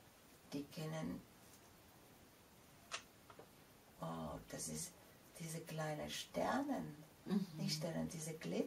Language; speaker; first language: German; non-native, fluent; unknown